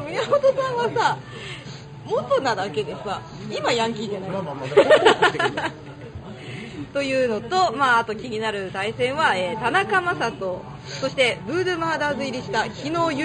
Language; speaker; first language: Japanese; native; Japanese